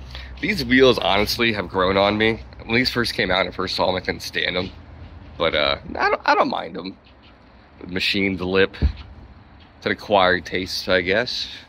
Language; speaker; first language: English; native; English